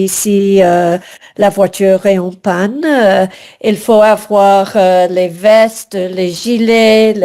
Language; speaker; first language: French; non-native, fluent; English